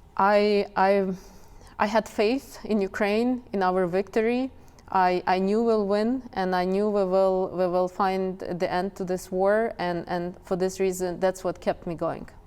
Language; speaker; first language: English; non-native, fluent; Ukrainian